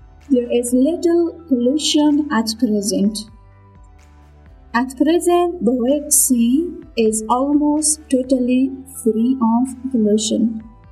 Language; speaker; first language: English; non-native, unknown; Persian